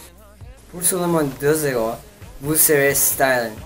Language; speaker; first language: French; non-native, learner; English